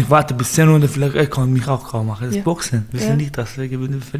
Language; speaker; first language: German; non-native, learner; Baluchi